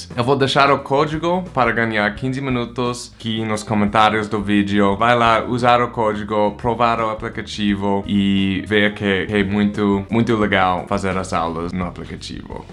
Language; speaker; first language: Portuguese; non-native, fluent; English